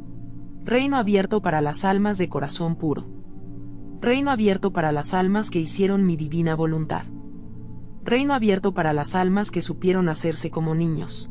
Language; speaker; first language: Spanish; native; Spanish